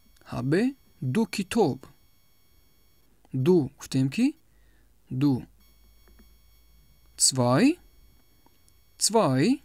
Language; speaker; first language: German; non-native, fluent; Tajik